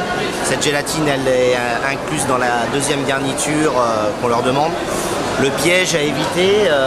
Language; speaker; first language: French; native; French